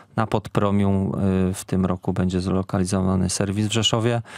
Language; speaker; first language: Polish; native; Polish